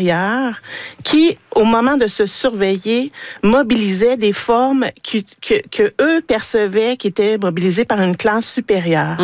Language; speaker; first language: French; native; French